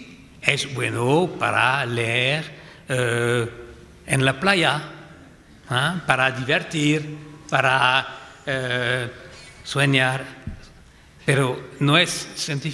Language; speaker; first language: Spanish; non-native, fluent; French